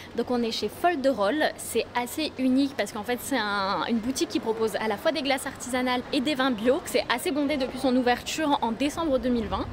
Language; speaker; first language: French; native; French